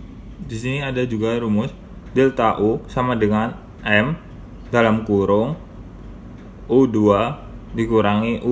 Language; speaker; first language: Indonesian; native; Indonesian